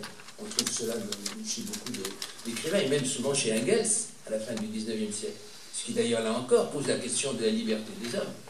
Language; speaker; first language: French; native; French